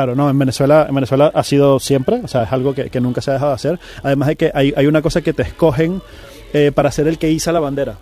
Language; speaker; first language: Spanish; native; Spanish